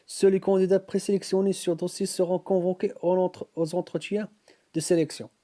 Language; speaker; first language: French; non-native, local second language; Arabic